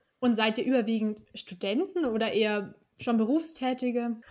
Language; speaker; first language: German; native; German